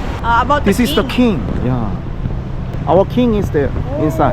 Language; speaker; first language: English; non-native, learner; Korean